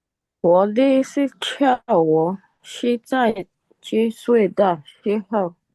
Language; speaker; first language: Chinese; non-native, learner; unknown